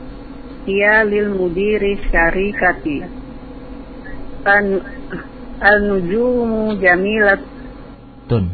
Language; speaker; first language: Arabic; non-native, learner; Indonesian